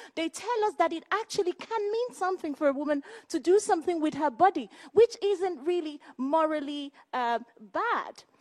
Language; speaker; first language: English; non-native, local second language; Igbo